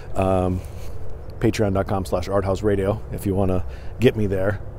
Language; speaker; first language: English; native; English